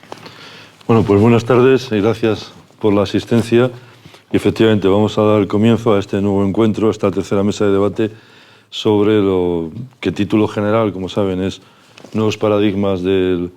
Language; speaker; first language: Spanish; native; Spanish